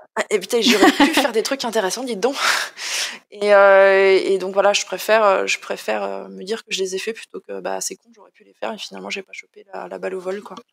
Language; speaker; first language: French; native; French